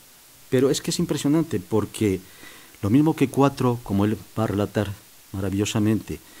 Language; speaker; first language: Spanish; native; Spanish